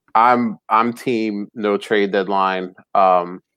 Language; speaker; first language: English; native; English